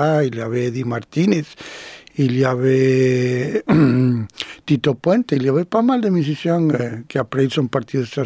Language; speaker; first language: French; non-native, fluent; Spanish